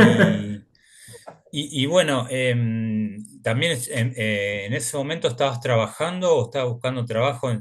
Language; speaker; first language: Spanish; native; Spanish